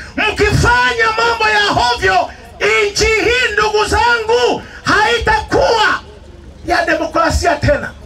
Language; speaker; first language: Swahili; native; Swahili